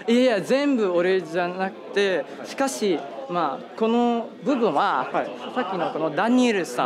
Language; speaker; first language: Japanese; non-native, fluent; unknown